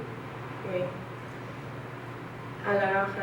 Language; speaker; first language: French; non-native, learner; English